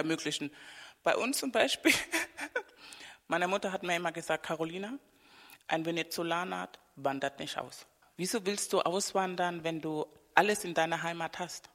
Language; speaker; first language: German; non-native, fluent; Spanish